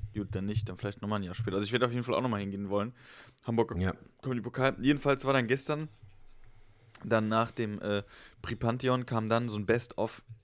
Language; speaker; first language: German; native; German